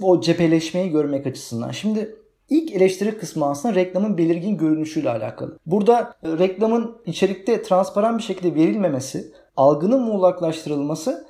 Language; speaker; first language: Turkish; native; Turkish